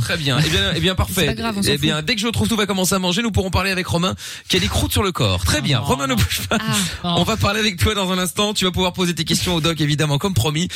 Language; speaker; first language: French; native; French